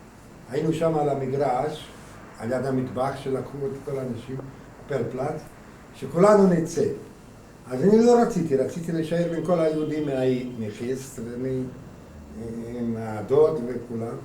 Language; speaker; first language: Hebrew; non-native, fluent; Hungarian